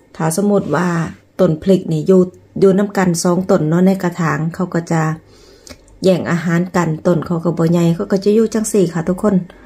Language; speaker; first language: Thai; native; Thai